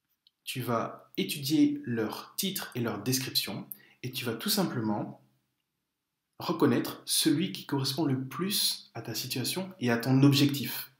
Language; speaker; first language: French; native; French